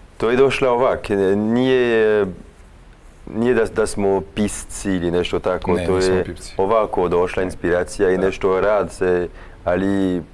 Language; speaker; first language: Croatian; non-native, fluent; French